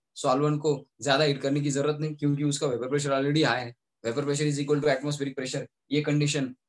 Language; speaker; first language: Hindi; native; Hindi